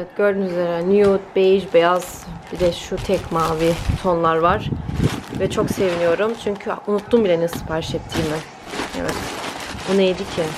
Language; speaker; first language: Turkish; early bilingual, heritage; Turkish